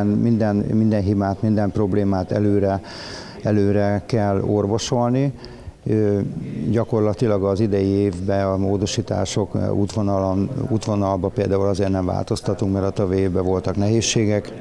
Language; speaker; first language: Hungarian; native; Hungarian